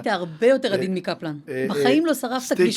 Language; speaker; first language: Hebrew; native; Hebrew